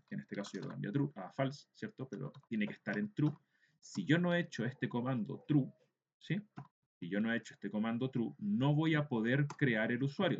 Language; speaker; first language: Spanish; native; Spanish